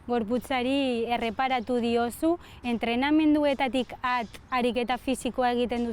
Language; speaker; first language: Basque; native; Basque